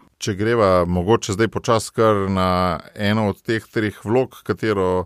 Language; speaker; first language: Slovenian; native; Slovenian